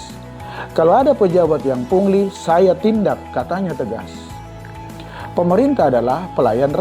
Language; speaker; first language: Indonesian; native; Indonesian